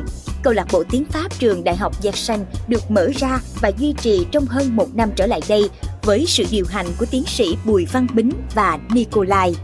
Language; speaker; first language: Vietnamese; native; Vietnamese